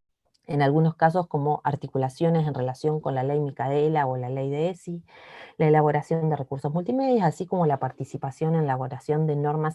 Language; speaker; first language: Spanish; native; Spanish